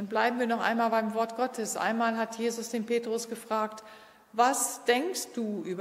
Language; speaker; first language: German; native; German